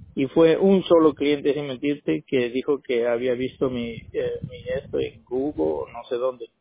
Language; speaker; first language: Spanish; native; Spanish